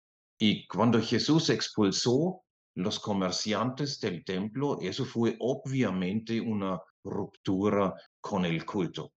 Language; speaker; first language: Spanish; non-native, fluent; German